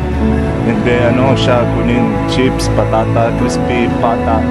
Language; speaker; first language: Filipino; non-native, learner; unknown